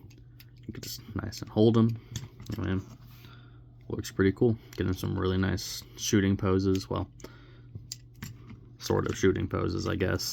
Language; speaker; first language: English; native; English